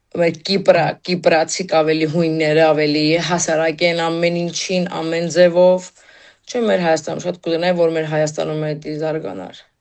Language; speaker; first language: Armenian; native; Armenian